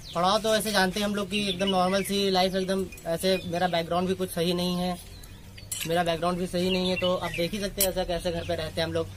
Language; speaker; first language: Hindi; native; Hindi